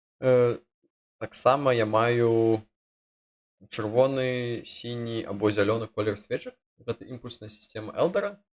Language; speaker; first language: Belarusian; non-native, local second language; Russian